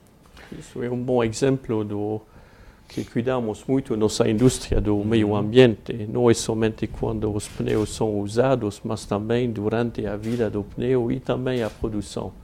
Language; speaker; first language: Portuguese; non-native, fluent; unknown